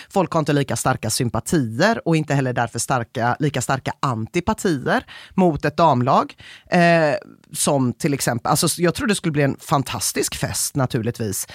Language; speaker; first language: Swedish; native; Swedish